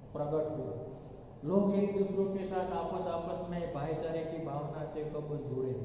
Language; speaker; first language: Hindi; non-native, local second language; Gujarati